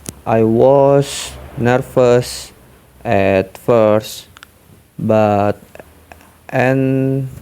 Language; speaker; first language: English; non-native, learner; Indonesian